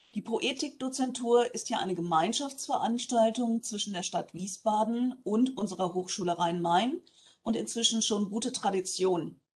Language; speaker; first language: German; native; German